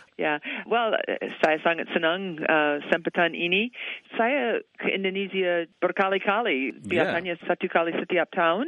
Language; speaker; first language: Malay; non-native, fluent; English